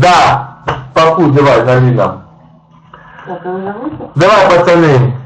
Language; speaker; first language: Russian; non-native, learner; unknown